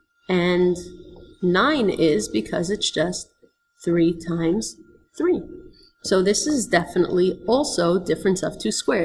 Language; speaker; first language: English; native; English